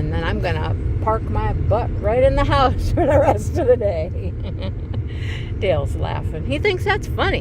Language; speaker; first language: English; native; English